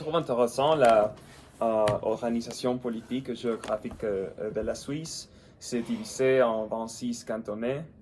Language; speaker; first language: French; non-native, learner; English